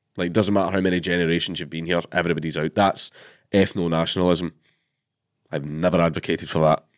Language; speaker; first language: English; native; English